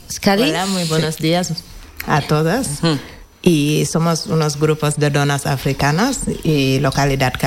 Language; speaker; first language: Spanish; non-native, learner; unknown